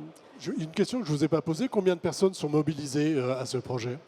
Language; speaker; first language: French; native; French